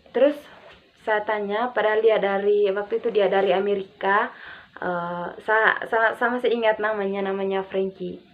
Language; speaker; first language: Indonesian; non-native, local second language; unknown